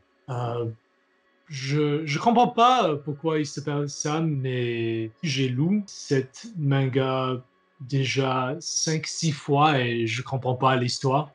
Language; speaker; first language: French; non-native, learner; English